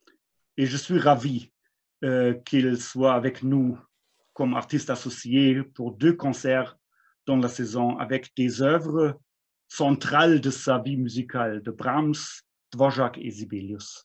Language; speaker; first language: French; non-native, fluent; German